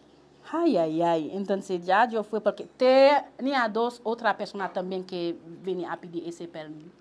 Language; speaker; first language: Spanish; non-native, local second language; Haitian Creole